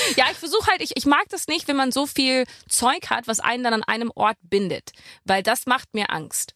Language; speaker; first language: German; non-native, fluent; English